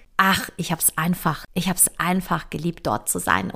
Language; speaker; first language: German; early bilingual, other home language; Polish